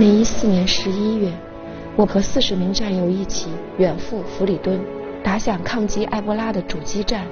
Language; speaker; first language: Chinese; native; Chinese